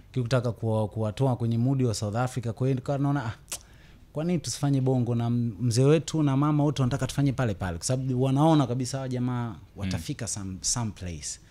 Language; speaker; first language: Swahili; native; Swahili